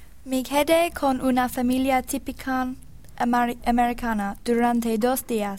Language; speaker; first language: Spanish; non-native, learner; English